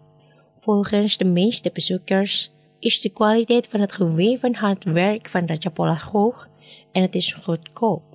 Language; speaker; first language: Dutch; non-native, learner; Indonesian